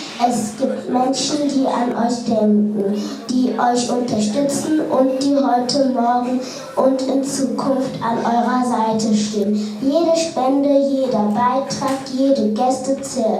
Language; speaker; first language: German; early bilingual, other home language; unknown